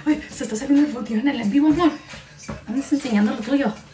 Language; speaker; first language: Spanish; early bilingual, heritage; Spanish